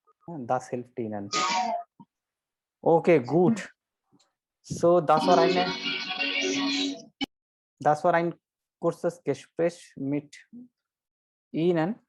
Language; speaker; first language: German; non-native, fluent; Hindi